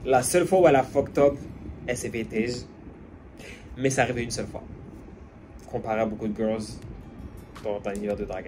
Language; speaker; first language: French; native; French